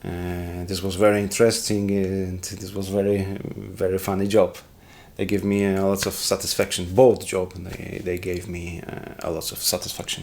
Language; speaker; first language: English; non-native, learner; Polish